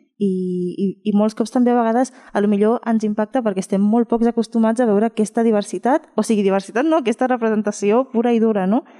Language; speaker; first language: Catalan; non-native, fluent; Spanish